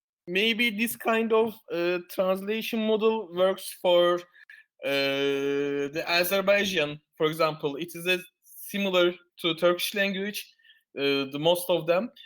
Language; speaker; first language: English; non-native, fluent; Turkish